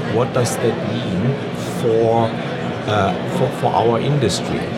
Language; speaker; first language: English; non-native, fluent; German